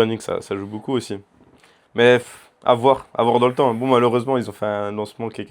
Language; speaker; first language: French; native; French